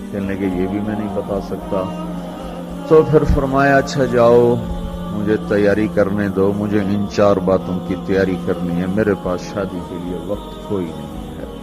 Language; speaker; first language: Urdu; non-native, local second language; Punjabi